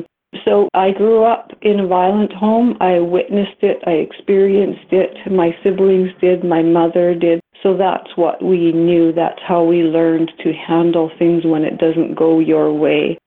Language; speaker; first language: English; native; English